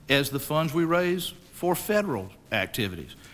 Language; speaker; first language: English; native; English